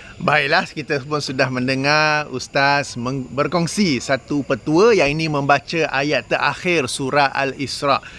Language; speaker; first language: Malay; native; Malay